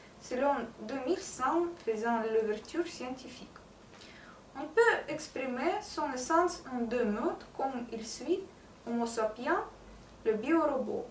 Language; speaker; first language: French; non-native, learner; Russian